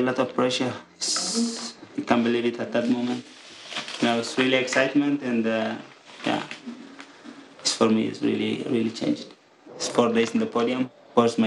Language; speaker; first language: English; non-native, learner; Tigrinya